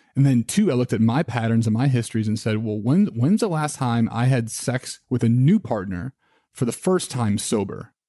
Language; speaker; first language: English; native; English